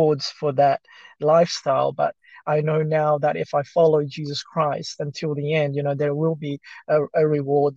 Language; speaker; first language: English; early bilingual, other home language; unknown